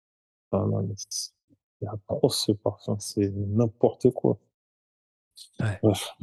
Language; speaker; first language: French; native; French